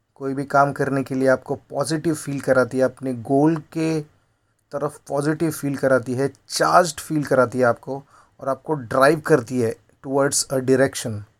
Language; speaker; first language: Hindi; non-native, local second language; Marathi